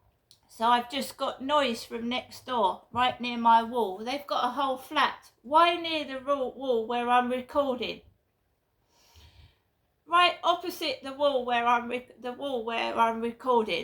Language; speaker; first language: English; native; English